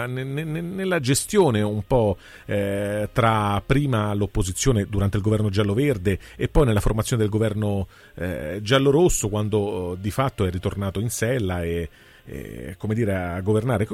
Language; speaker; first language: Italian; native; Italian